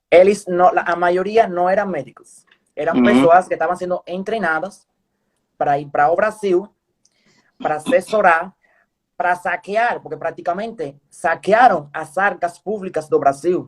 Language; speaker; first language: Portuguese; non-native, fluent; Spanish